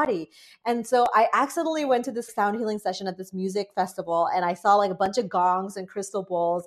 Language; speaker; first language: English; non-native, local second language; Bangla